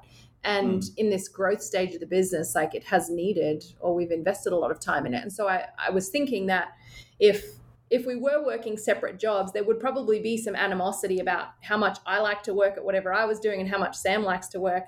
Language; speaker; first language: English; native; English